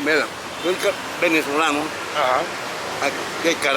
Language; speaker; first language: Spanish; native; Spanish